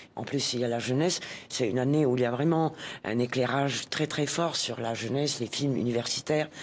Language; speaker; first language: French; non-native, local second language; Arabic